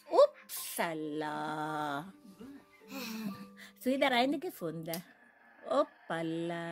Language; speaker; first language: German; non-native, learner; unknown